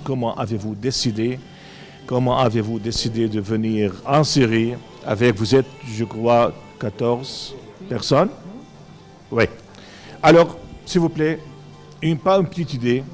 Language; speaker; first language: French; non-native, fluent; Arabic